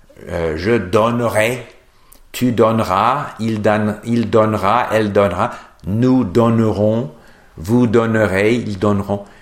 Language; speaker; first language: French; non-native, fluent; English